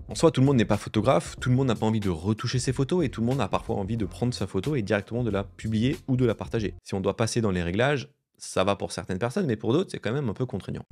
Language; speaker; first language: French; native; French